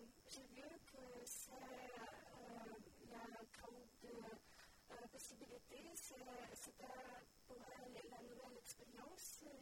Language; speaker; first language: French; non-native, learner; Ukrainian